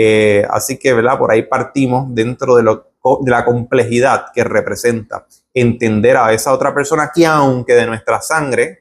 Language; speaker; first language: Spanish; native; Spanish